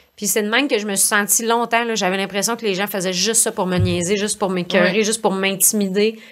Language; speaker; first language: French; native; French